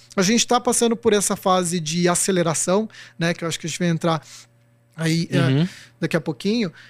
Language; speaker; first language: Portuguese; native; Portuguese